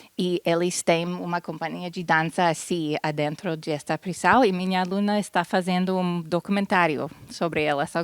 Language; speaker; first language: Portuguese; non-native, fluent; English